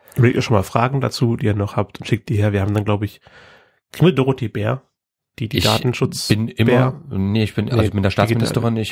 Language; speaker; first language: German; native; German